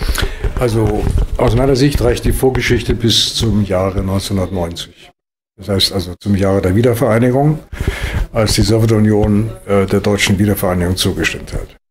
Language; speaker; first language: German; native; German